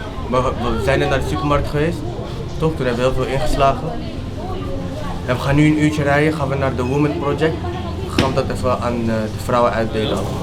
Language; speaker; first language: Dutch; native; Dutch